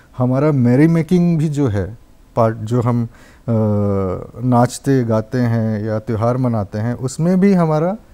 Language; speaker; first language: Hindi; non-native, local second language; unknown